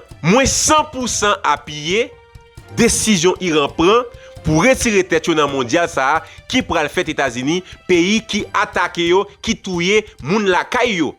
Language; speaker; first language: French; non-native, local second language; Haitian Creole